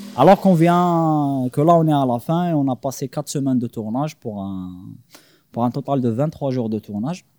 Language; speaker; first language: French; non-native, local second language; Arabic